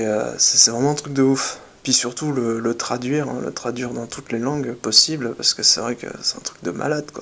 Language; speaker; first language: French; native; French